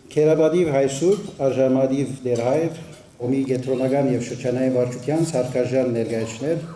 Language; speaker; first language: Armenian; early bilingual, heritage; Armenian